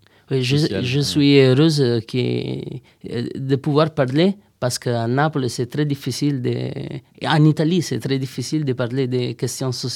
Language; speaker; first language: French; non-native, learner; Italian